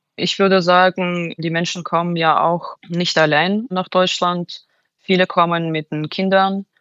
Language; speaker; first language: German; non-native, fluent; Russian